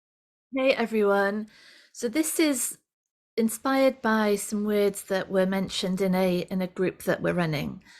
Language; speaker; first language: English; native; English